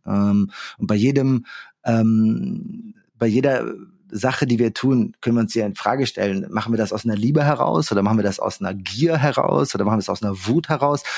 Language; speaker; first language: German; early bilingual, other home language; Arabic